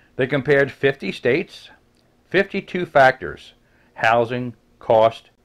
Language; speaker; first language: English; native; English